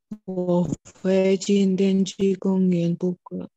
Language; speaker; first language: Chinese; non-native, learner; Indonesian